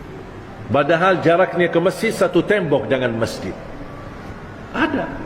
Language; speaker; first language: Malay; non-native, fluent; Arabic